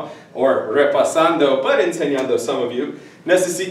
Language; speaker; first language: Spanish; non-native, fluent; English